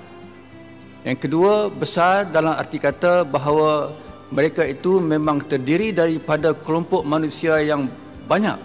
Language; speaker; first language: Malay; native; Malay